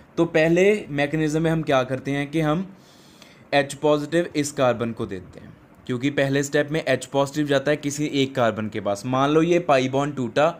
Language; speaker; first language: Hindi; non-native, local second language; Punjabi